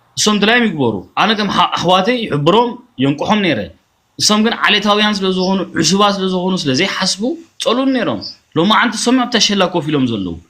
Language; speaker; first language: Tigrinya; early bilingual, heritage; Tigrinya